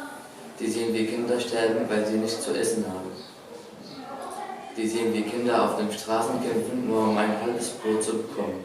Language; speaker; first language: German; non-native, learner; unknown